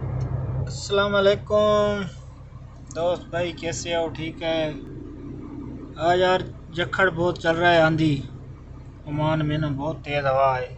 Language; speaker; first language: Hindi; non-native, local second language; Punjabi